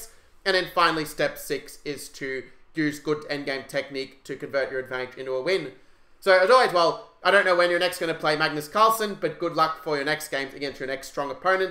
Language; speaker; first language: English; native; English